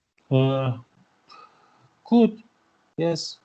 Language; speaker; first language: English; non-native, learner; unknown